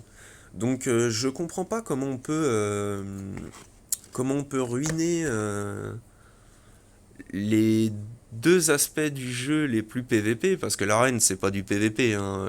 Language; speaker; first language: French; native; French